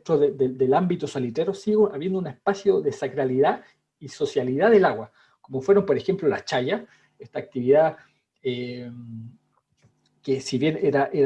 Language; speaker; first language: Spanish; native; Spanish